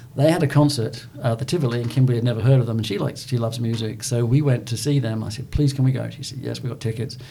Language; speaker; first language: English; native; English